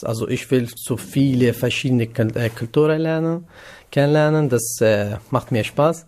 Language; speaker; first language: German; non-native, learner; Kurdish